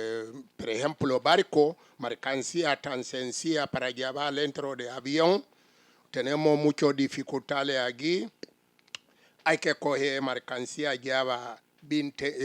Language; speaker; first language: Spanish; non-native, learner; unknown